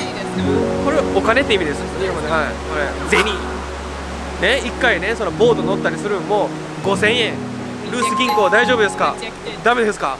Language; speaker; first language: Japanese; native; Japanese